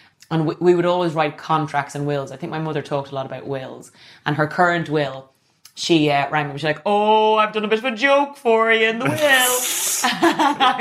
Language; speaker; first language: English; native; English